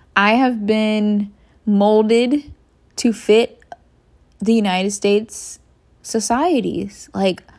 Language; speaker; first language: English; native; English